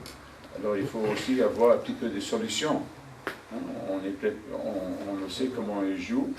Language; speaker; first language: French; non-native, fluent; Dutch